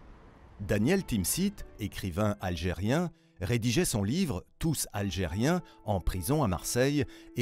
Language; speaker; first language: French; native; French